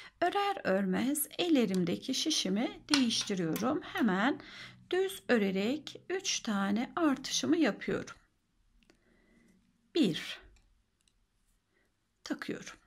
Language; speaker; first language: Turkish; native; Turkish